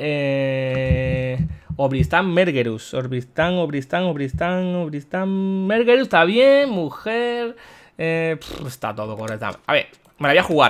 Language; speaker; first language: Spanish; native; Spanish